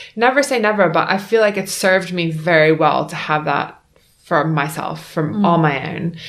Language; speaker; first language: English; native; English